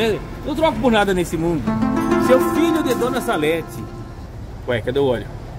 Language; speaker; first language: Portuguese; native; Portuguese